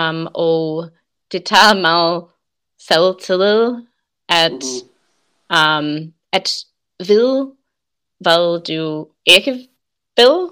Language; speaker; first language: Danish; non-native, learner; English